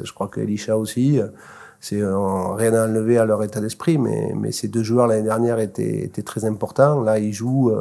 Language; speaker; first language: French; native; French